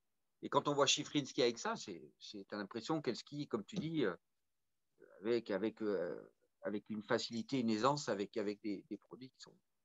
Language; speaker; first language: French; native; French